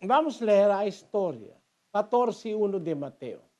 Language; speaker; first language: Spanish; non-native, learner; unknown